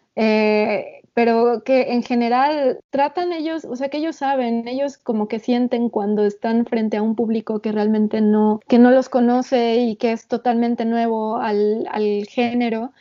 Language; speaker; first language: English; non-native, fluent; Spanish